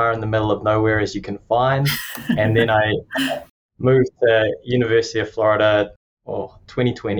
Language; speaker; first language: English; native; English